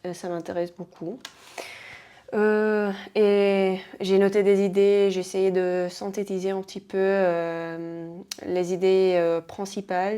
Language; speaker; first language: French; non-native, fluent; Spanish